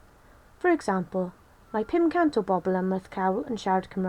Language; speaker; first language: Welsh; non-native, local second language; English